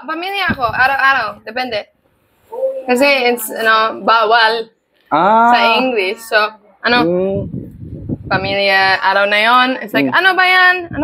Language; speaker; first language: Filipino; non-native, learner; English